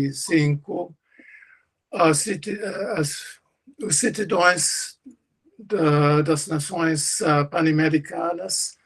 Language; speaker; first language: Portuguese; non-native, learner; English